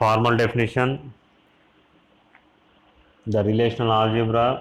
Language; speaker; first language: English; non-native, local second language; Telugu